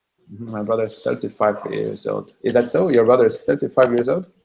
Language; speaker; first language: English; non-native, fluent; Russian